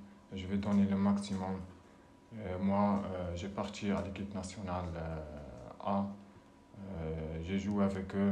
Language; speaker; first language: French; non-native, learner; Arabic